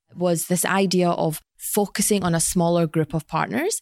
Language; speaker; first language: English; native; English